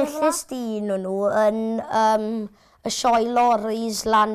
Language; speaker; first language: Welsh; native; Welsh